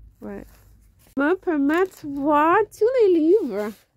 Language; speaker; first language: French; non-native, learner; English